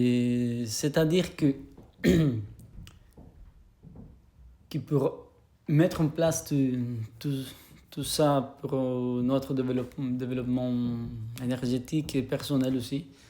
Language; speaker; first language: French; non-native, fluent; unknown